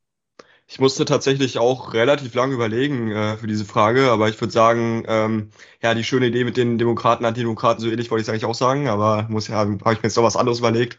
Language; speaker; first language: German; native; German